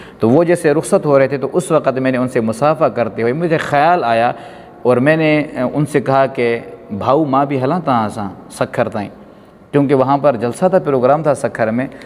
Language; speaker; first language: Urdu; non-native, local second language; Pashto